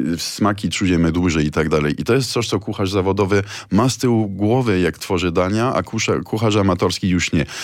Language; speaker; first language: Polish; non-native, fluent; French